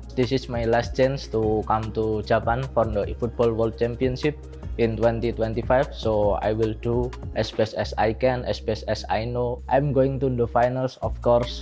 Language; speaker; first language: English; non-native, learner; Indonesian